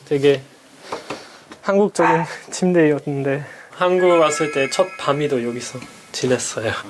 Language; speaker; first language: Korean; non-native, fluent; German